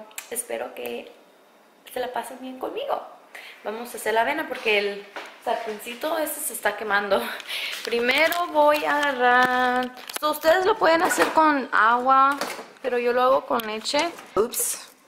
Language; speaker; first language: Spanish; early bilingual, heritage; Spanish